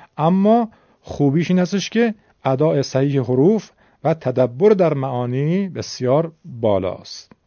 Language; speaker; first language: Persian; native; Persian